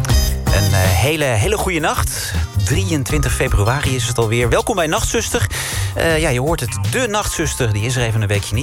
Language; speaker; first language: Dutch; native; Dutch